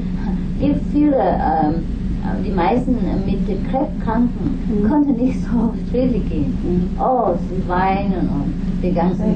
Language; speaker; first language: German; non-native, learner; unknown